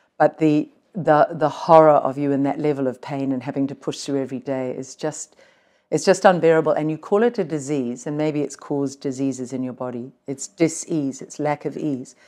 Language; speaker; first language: English; native; English